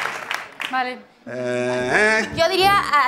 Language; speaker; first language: Spanish; native; Spanish